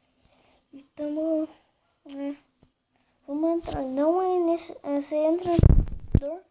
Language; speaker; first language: Portuguese; native; Portuguese